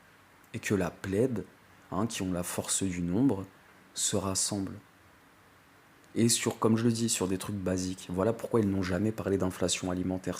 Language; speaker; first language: French; native; French